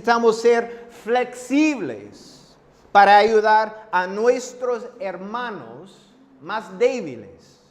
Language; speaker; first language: Spanish; non-native, fluent; English